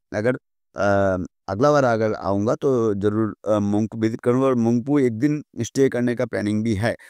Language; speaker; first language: Hindi; non-native, local second language; Bangla